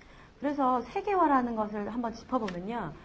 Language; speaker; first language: Korean; native; Korean